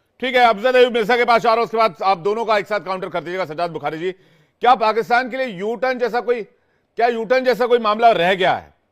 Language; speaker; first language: Hindi; native; Hindi